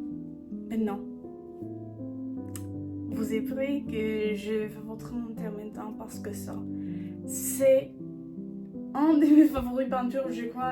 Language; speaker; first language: French; non-native, learner; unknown